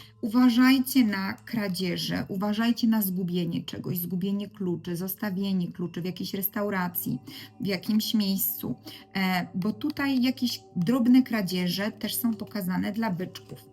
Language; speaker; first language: Polish; native; Polish